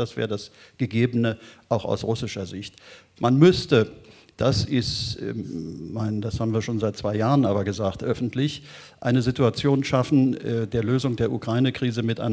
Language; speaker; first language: German; native; German